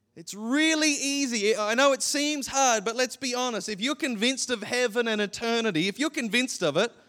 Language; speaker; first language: English; native; English